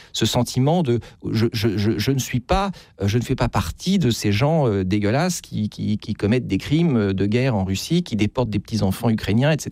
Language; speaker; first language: French; native; French